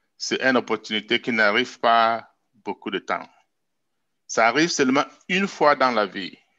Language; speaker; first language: French; non-native, local second language; English